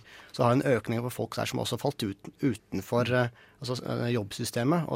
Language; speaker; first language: Norwegian; native; Norwegian